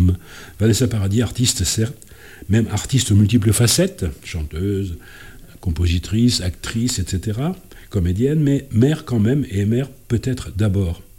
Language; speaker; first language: French; native; French